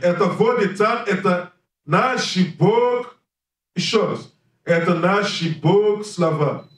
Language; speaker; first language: Russian; non-native, learner; English